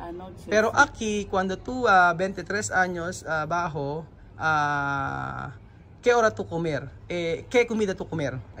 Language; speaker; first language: Spanish; non-native, learner; Filipino